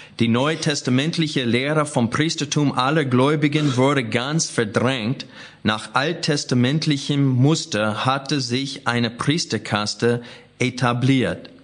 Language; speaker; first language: German; non-native, fluent; English